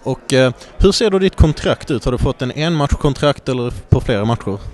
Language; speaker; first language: Swedish; native; Swedish